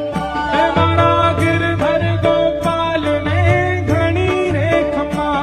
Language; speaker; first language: Hindi; native; Hindi